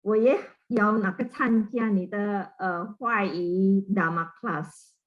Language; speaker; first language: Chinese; non-native, learner; Indonesian